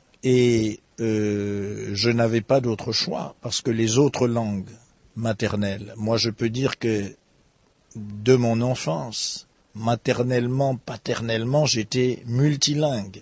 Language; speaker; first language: French; non-native, local second language; Lingala